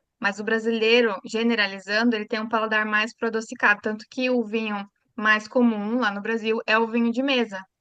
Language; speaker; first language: Portuguese; native; Portuguese